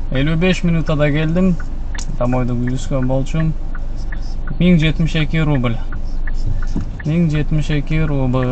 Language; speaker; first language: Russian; non-native, local second language; Kyrgyz